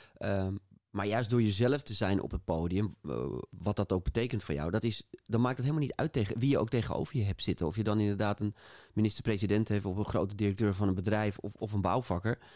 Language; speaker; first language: Dutch; native; Dutch